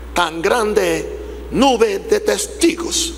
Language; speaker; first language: Spanish; native; Spanish